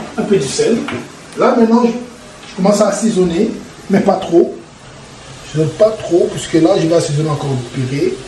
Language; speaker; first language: French; non-native, local second language; Lingala